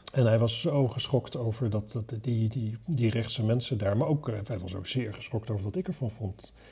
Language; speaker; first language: Dutch; native; Dutch